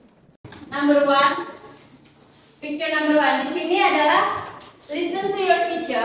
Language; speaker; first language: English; non-native, learner; Indonesian